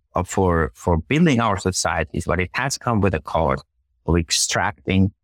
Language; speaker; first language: English; non-native, fluent; Finnish